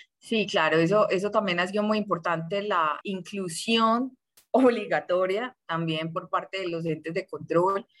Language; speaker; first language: Spanish; native; Spanish